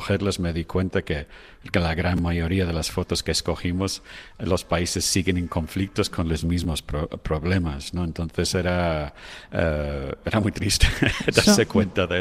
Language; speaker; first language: Spanish; non-native, fluent; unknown